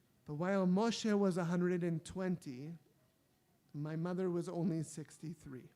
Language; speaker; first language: English; native; English